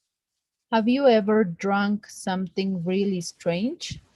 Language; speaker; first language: English; non-native, fluent; Spanish